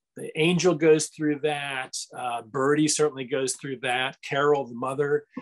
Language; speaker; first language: English; native; English